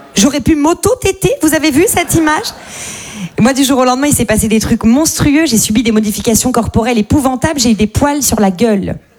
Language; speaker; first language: French; native; French